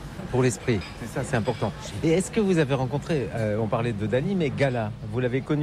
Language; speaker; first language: French; native; French